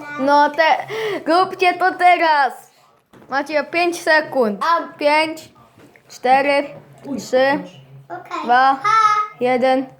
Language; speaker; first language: Polish; early bilingual, heritage; Polish